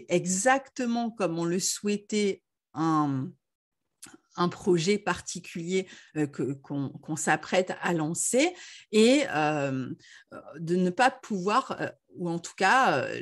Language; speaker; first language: French; native; French